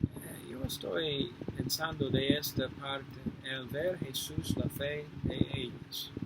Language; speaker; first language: Spanish; non-native, fluent; English